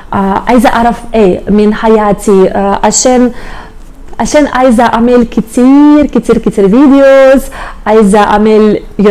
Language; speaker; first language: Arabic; non-native, learner; Russian